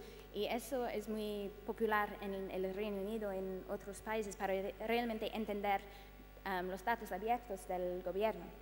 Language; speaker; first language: Spanish; non-native, fluent; English